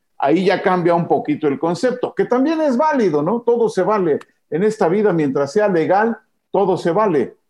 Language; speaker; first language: Spanish; native; Spanish